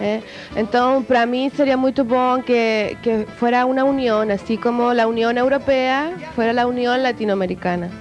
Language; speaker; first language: Portuguese; non-native, learner; Spanish